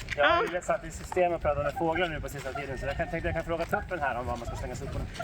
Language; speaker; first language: Swedish; native; Swedish